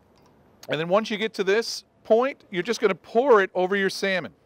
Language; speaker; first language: English; native; English